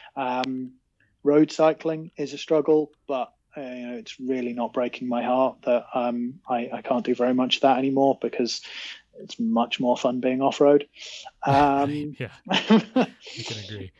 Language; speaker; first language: English; native; English